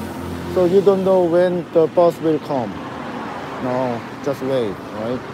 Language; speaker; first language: English; non-native, learner; Korean